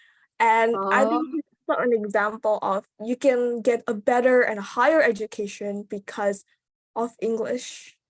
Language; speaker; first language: English; non-native, learner; Indonesian